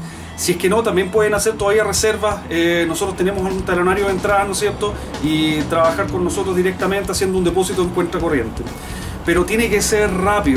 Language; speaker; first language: Spanish; native; Spanish